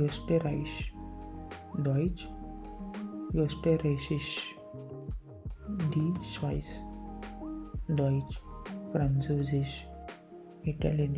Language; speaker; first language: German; non-native, fluent; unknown